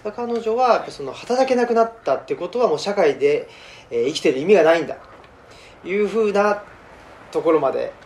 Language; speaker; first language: Japanese; native; Japanese